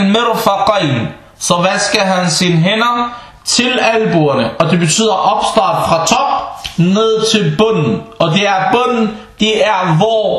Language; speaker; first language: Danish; early bilingual, other home language; Arabic